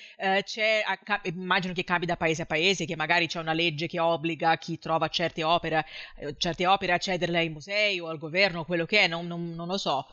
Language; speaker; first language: Italian; non-native, fluent; Portuguese